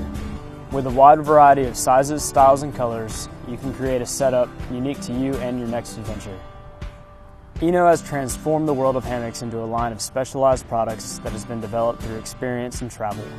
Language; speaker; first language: English; native; English